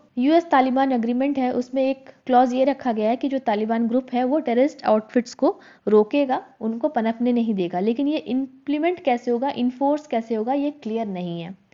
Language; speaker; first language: Hindi; native; Hindi